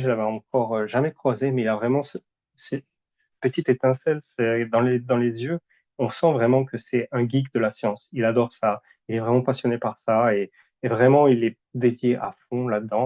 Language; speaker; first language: French; native; French